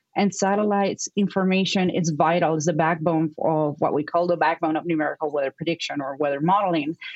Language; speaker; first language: English; non-native, fluent; Spanish